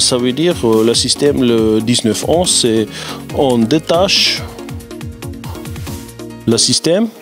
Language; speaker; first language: French; non-native, fluent; German